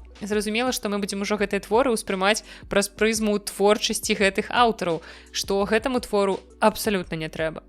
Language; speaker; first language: Belarusian; non-native, local second language; Russian